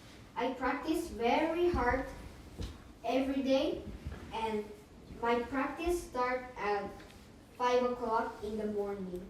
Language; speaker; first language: English; non-native, fluent; Korean